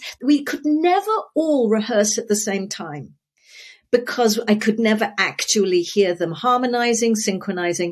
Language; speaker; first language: English; native; English